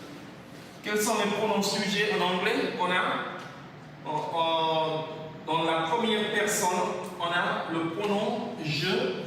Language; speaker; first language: French; non-native, fluent; English